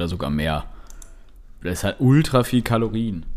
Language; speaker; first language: German; native; German